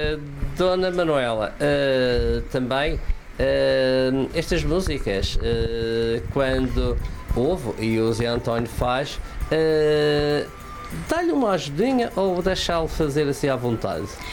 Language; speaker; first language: Portuguese; native; Portuguese